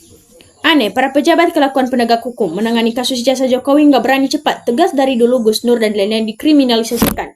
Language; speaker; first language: Indonesian; native; Indonesian